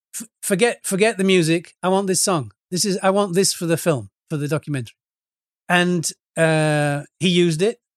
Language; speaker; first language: English; native; English